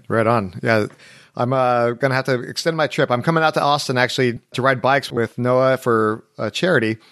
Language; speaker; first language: English; native; English